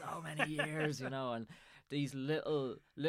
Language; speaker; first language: English; native; English